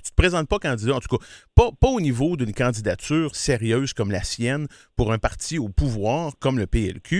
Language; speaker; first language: French; native; French